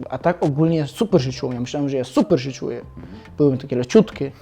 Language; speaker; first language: Polish; non-native, fluent; Chechen